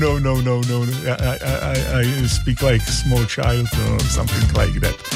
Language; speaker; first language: English; non-native, learner; Czech